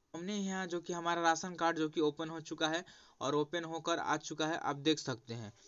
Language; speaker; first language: Hindi; native; Hindi